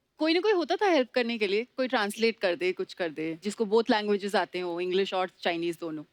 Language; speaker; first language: Hindi; non-native, local second language; Bangla